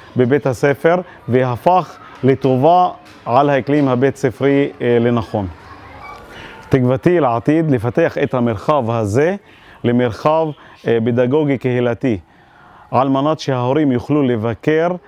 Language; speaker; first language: Hebrew; non-native, local second language; Arabic